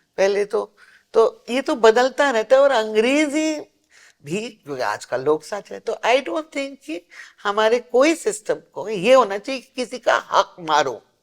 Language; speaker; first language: Hindi; native; Hindi